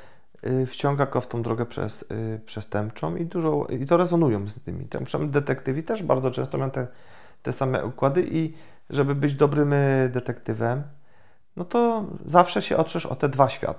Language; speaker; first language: Polish; native; Polish